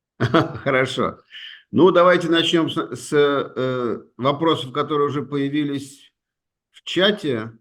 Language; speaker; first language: Russian; native; Russian